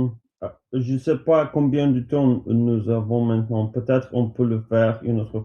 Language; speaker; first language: French; non-native, learner; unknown